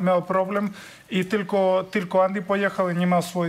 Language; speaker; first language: Polish; non-native, fluent; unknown